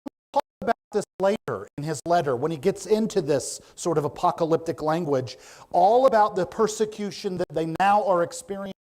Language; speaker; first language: English; native; English